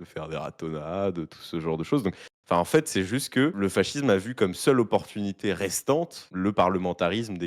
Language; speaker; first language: French; native; French